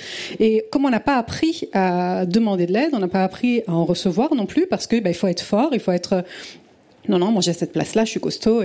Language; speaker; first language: French; early bilingual, other home language; Italian